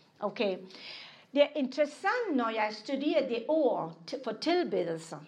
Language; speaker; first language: Danish; non-native, fluent; English